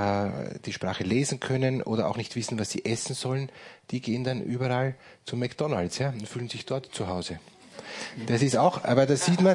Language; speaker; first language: German; native; German